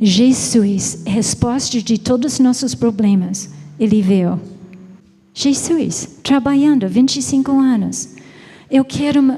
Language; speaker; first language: Portuguese; non-native, fluent; English